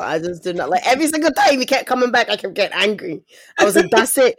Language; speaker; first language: English; native; English